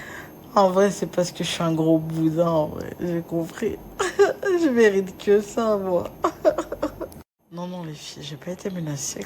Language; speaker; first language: French; native; French